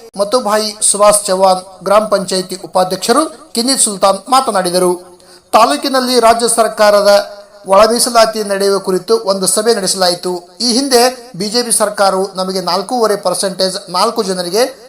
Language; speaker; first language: Kannada; native; Kannada